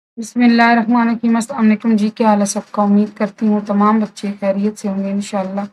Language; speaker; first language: Urdu; non-native, local second language; Punjabi